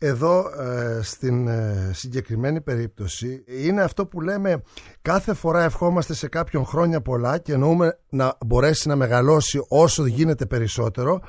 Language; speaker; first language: Greek; native; Greek